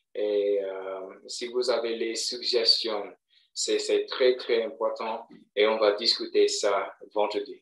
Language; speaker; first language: French; non-native, fluent; English